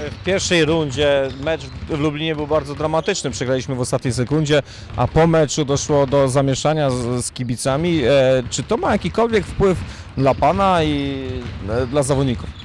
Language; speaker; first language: Polish; native; Polish